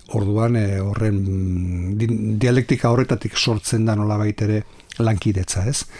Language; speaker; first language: Basque; non-native, local second language; Spanish